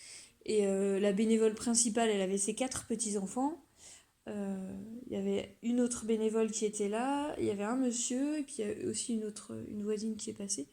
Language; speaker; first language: French; native; French